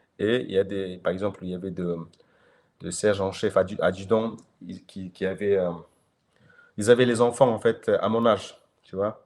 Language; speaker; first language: French; non-native, fluent; Kyrgyz